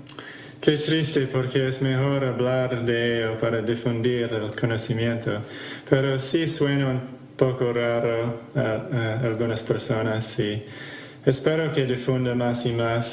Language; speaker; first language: Spanish; non-native, fluent; English